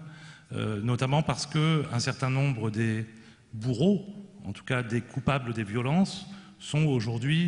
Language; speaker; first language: French; native; French